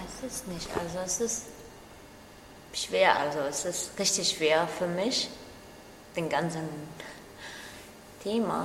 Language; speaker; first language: German; non-native, learner; Arabic